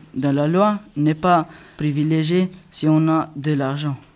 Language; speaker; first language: French; non-native, learner; Albanian